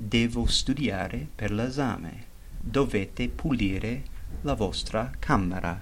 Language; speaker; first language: Italian; non-native, fluent; English